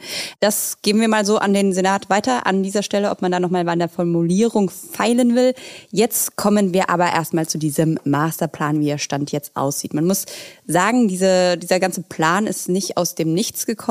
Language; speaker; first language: German; native; German